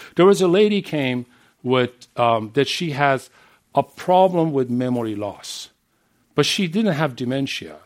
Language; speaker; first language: English; non-native, fluent; Persian